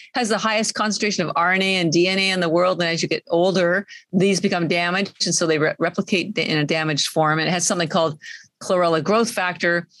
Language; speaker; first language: English; native; English